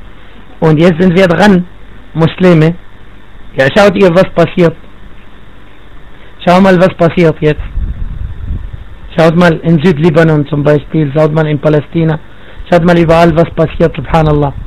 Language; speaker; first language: German; non-native, fluent; Arabic